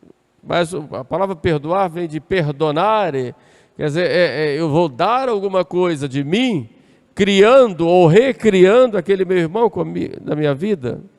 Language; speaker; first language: Portuguese; native; Portuguese